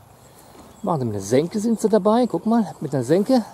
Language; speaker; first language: German; native; German